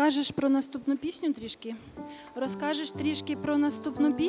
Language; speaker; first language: Ukrainian; native; Ukrainian